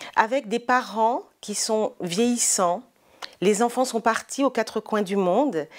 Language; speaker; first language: French; native; French